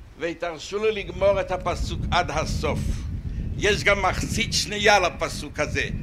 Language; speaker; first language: Hebrew; non-native, fluent; Yiddish